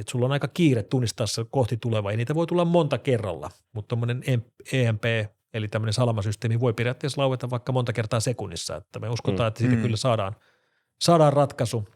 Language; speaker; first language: Finnish; native; Finnish